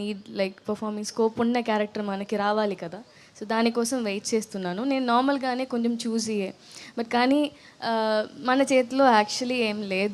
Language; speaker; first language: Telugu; non-native, learner; Tamil